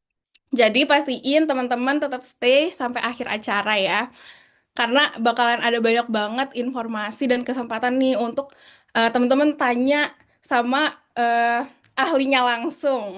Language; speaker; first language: Indonesian; native; Indonesian